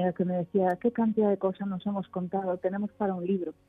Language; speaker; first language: Spanish; native; Spanish